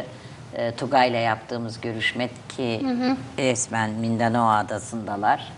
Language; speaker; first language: Turkish; native; Turkish